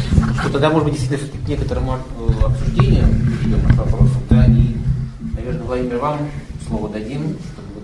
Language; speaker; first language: Russian; native; Russian